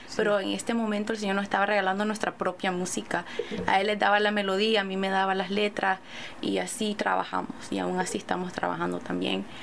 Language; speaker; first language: Spanish; early bilingual, other home language; English